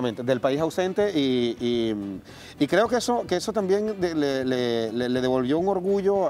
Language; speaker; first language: Spanish; native; Spanish